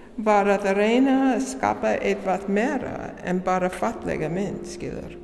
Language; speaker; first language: Icelandic; non-native, learner; English